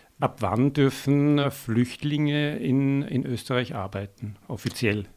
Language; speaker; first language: German; native; German